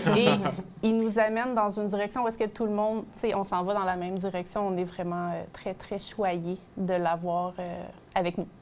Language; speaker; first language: French; native; French